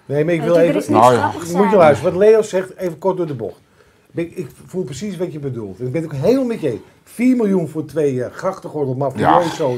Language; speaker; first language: Dutch; native; Dutch